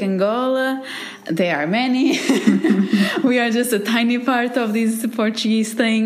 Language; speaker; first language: English; non-native, fluent; Portuguese